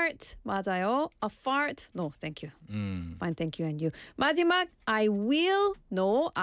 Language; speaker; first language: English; non-native, fluent; Korean